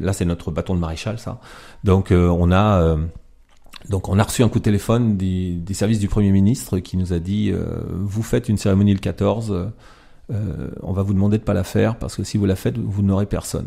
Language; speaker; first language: French; native; French